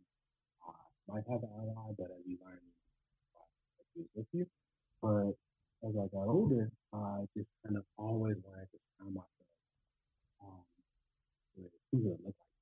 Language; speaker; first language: English; native; English